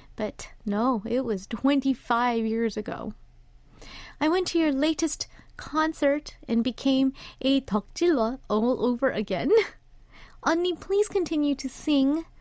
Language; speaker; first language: English; early bilingual, other home language; Korean